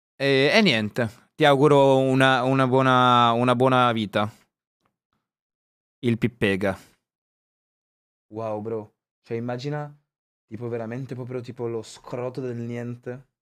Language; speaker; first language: Italian; native; Italian